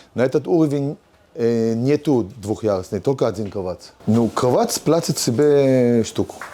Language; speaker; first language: Russian; early bilingual, heritage; Hebrew